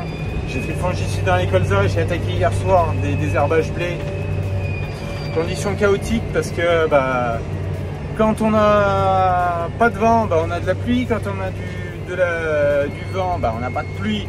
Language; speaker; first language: French; native; French